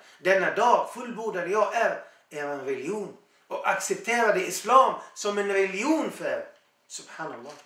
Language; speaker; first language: Swedish; non-native, fluent; Arabic